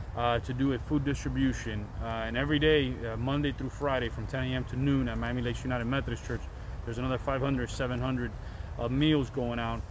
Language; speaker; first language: English; early bilingual, other home language; Spanish